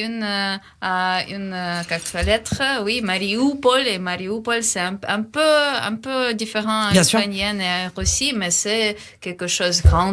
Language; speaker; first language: French; non-native, learner; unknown